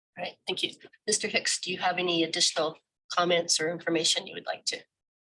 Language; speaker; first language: English; native; English